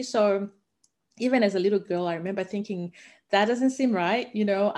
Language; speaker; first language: English; non-native, local second language; Shona